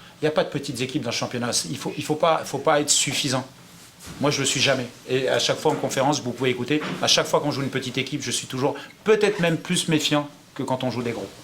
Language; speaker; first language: French; native; French